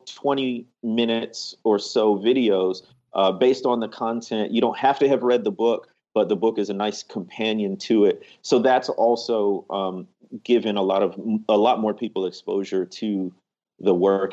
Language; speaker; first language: English; native; English